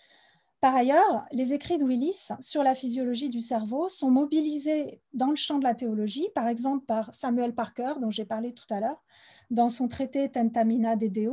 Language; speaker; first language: French; native; French